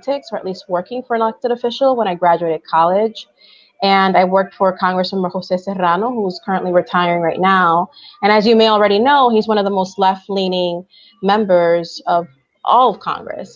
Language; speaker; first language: English; early bilingual, other home language; Spanish